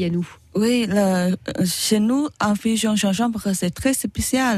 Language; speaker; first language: French; non-native, learner; Chinese